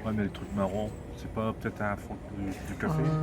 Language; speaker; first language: French; native; French